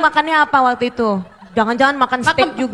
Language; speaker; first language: Indonesian; native; Indonesian